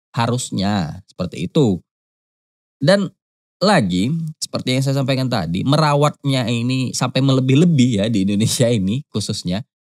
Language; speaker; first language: Indonesian; native; Indonesian